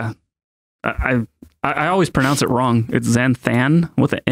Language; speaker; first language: English; native; English